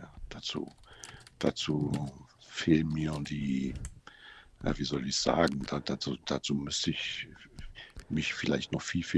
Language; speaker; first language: German; native; German